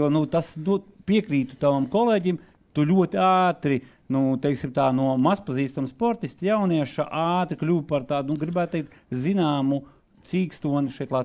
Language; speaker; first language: Latvian; native; Latvian